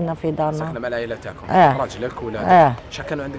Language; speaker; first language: Arabic; native; Arabic